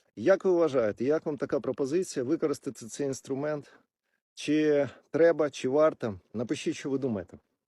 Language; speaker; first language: Ukrainian; non-native, local second language; Russian